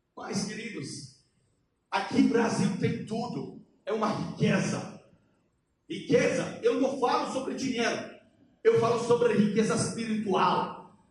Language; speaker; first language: Portuguese; non-native, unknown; Polish